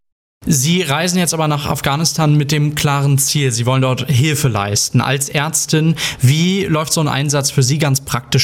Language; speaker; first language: German; native; German